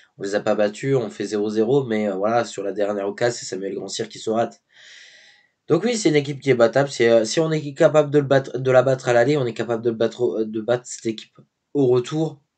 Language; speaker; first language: French; native; French